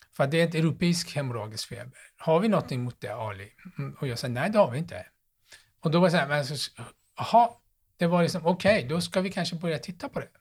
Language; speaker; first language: Swedish; non-native, fluent; Persian